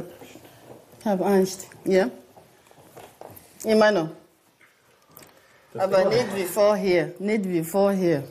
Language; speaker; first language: German; non-native, learner; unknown